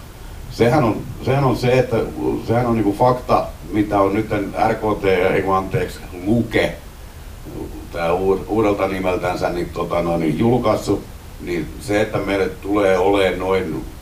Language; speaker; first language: Finnish; native; Finnish